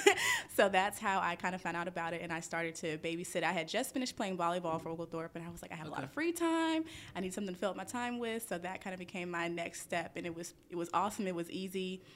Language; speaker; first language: English; native; English